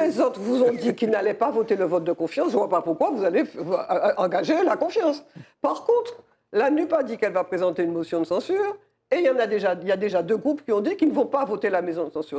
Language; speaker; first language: French; native; French